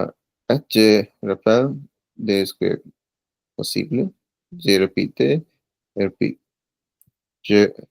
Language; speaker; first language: French; non-native, learner; Punjabi